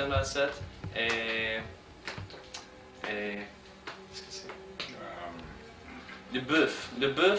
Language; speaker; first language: French; non-native, learner; English